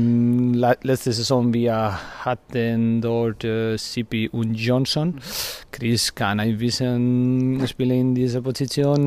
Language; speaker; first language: German; non-native, learner; Spanish